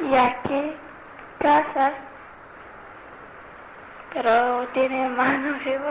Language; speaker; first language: Spanish; non-native, learner; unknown